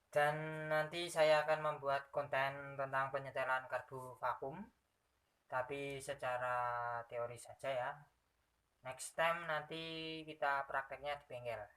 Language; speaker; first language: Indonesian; non-native, local second language; Javanese